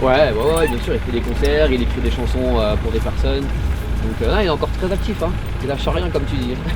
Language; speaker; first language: French; native; French